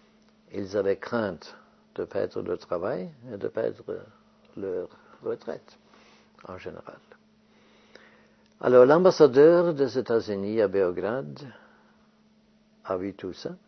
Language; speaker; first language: French; non-native, fluent; Norwegian